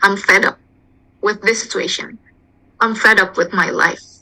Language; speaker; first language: English; non-native, fluent; Indonesian